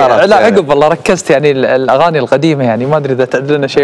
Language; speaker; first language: Arabic; native; Arabic